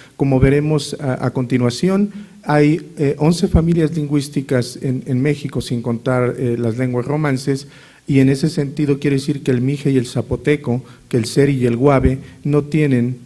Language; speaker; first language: Spanish; native; Spanish